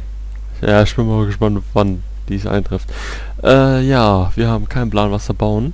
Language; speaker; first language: German; native; German